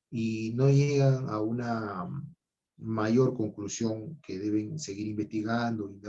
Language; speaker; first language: Spanish; native; Spanish